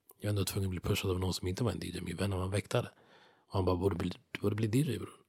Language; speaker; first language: Swedish; non-native, fluent; English